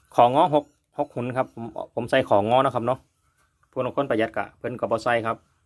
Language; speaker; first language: Thai; native; Thai